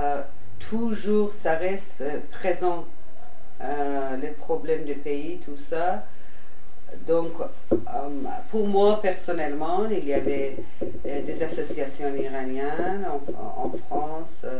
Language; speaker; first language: French; non-native, fluent; Persian